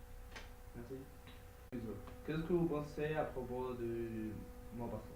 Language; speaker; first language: French; non-native, learner; Spanish